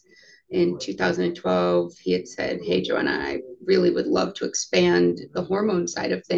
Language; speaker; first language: English; native; English